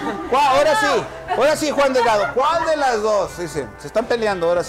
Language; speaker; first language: Spanish; native; Spanish